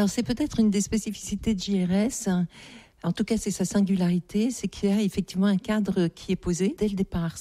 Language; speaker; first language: French; native; French